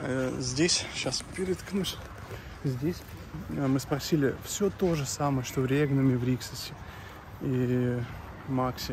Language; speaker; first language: Russian; native; Russian